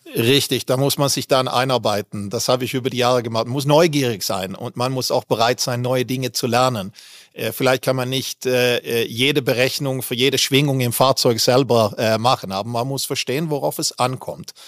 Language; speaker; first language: German; non-native, fluent; Swedish